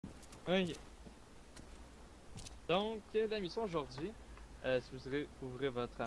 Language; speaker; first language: French; native; French